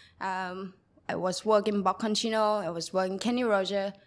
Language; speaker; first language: English; non-native, learner; Thai